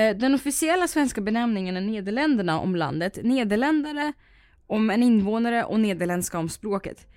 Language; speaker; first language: Swedish; native; Swedish